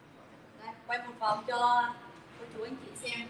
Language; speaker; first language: Vietnamese; native; Vietnamese